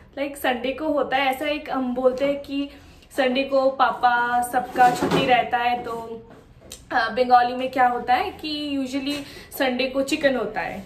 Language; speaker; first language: Hindi; non-native, local second language; Bangla